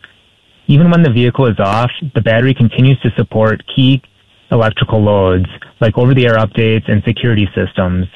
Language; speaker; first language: English; native; English